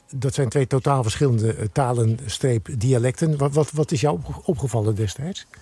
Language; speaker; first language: Dutch; native; Dutch